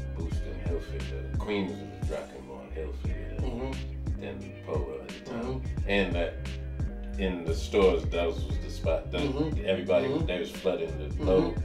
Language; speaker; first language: English; native; English